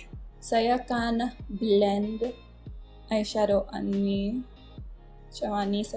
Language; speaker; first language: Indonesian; non-native, local second language; English